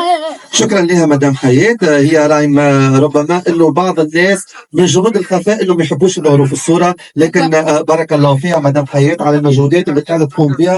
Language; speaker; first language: Arabic; native; Arabic